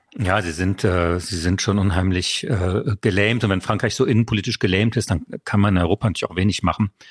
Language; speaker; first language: German; early bilingual, other home language; French